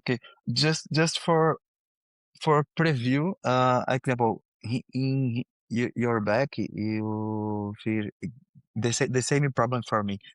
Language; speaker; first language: English; non-native, learner; Portuguese